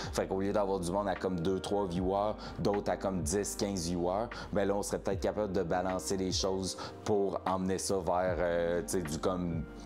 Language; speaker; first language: French; native; French